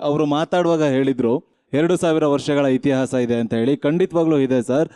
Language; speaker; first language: Kannada; native; Kannada